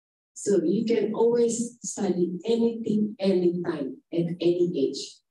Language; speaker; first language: English; non-native, fluent; Indonesian